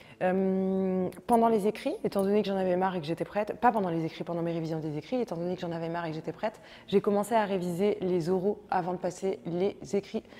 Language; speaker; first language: French; native; French